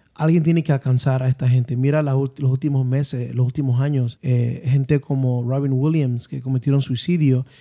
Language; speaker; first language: Spanish; native; Spanish